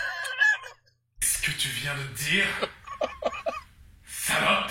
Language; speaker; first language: French; native; French